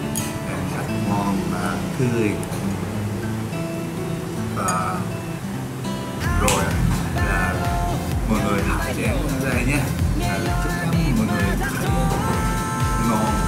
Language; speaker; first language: Vietnamese; non-native, learner; Japanese